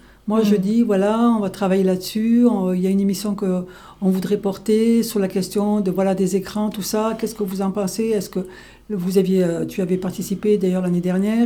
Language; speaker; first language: French; native; French